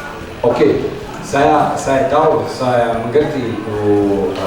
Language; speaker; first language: Indonesian; non-native, learner; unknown